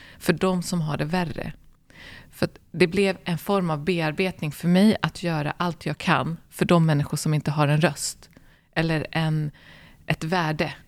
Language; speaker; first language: Swedish; early bilingual, other home language; Arabic